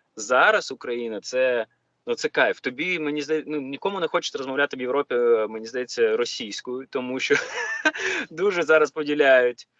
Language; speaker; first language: Ukrainian; non-native, local second language; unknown